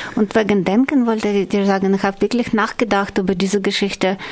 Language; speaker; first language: German; non-native, fluent; Russian